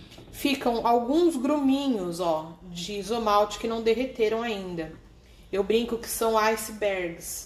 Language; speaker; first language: Portuguese; native; Portuguese